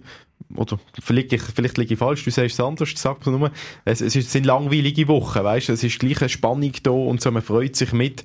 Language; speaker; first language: German; native; German